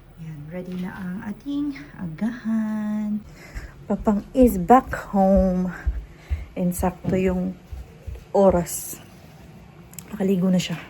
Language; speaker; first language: Filipino; non-native, local second language; Cebuano